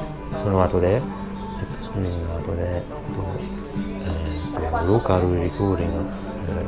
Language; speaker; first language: Japanese; non-native, learner; English